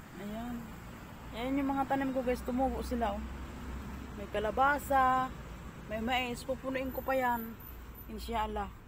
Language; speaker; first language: Filipino; non-native, local second language; Bikol